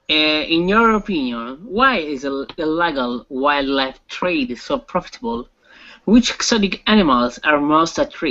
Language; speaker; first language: English; non-native, learner; Italian